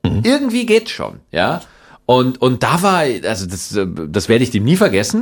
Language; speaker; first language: German; native; German